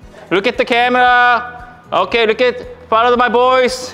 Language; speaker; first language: English; non-native, learner; Korean